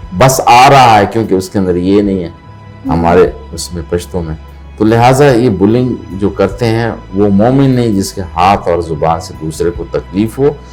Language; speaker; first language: Urdu; non-native, local second language; Pashto